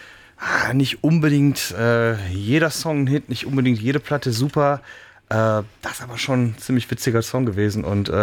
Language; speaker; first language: German; native; German